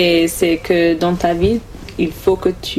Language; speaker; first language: French; non-native, learner; English